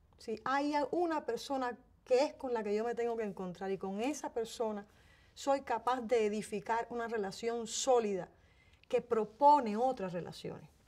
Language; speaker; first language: Spanish; native; Spanish